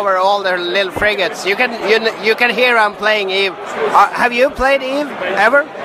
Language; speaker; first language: English; non-native, fluent; Norwegian